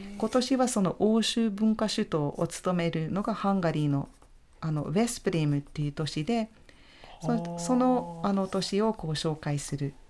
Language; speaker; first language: Japanese; non-native, fluent; Hungarian